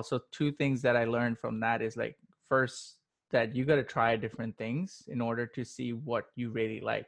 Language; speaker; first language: English; non-native, local second language; Urdu